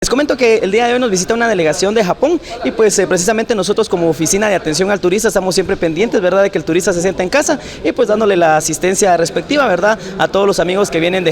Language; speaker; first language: Spanish; native; Spanish